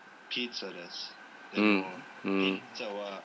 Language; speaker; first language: Japanese; non-native, learner; English